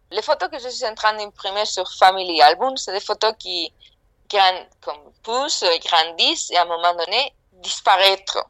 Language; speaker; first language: French; non-native, fluent; Spanish